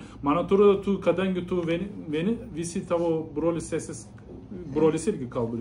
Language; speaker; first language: Lithuanian; non-native, learner; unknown